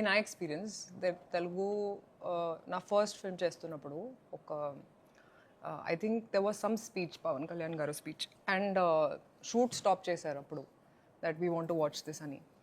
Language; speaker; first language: Telugu; non-native, fluent; Hindi